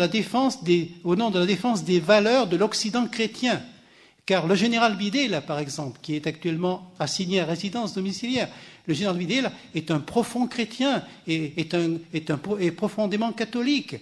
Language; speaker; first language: French; native; French